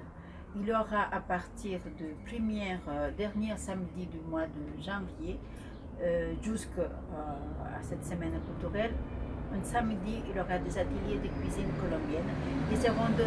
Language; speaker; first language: French; non-native, fluent; Spanish